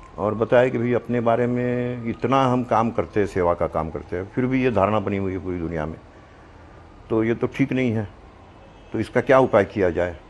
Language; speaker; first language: Hindi; non-native, local second language; Marwari